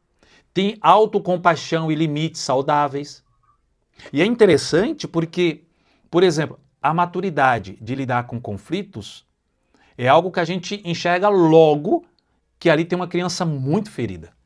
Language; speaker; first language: Portuguese; native; Portuguese